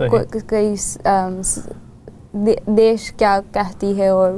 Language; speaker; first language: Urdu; non-native, learner; Gujarati